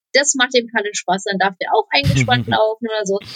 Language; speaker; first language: German; non-native, fluent; Polish